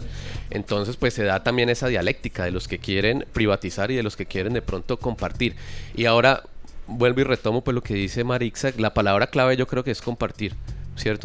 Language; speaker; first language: Spanish; native; Spanish